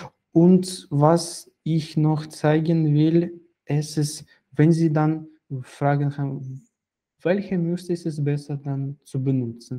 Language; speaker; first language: German; non-native, fluent; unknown